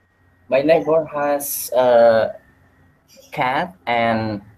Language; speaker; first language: English; non-native, learner; Indonesian